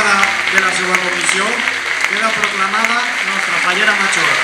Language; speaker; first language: Catalan; native; Catalan